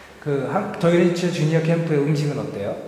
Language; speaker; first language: Korean; native; Korean